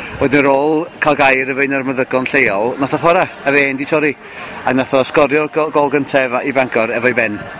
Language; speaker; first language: Welsh; native; Welsh